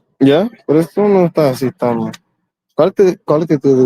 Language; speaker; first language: Spanish; non-native, learner; English